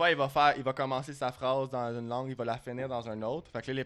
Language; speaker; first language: French; native; French